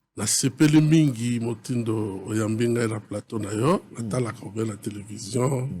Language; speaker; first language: Lingala; native; Lingala